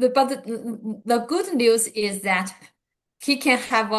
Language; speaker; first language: English; non-native, learner; Chinese